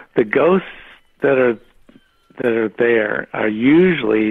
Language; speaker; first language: English; native; English